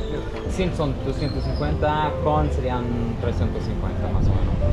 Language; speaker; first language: Spanish; non-native, fluent; English